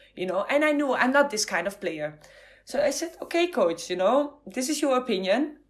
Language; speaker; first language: English; non-native, fluent; Dutch